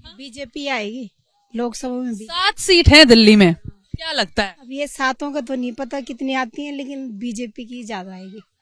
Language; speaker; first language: Hindi; native; Hindi